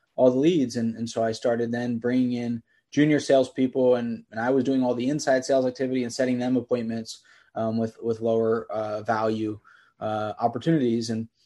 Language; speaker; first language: English; native; English